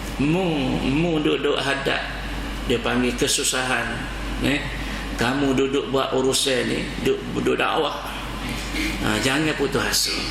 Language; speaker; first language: Malay; native; Malay